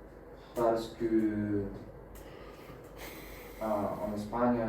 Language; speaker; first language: French; non-native, learner; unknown